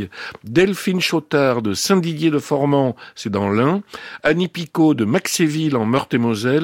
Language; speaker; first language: French; native; French